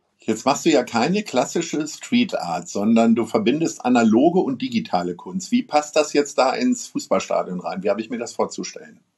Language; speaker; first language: German; native; German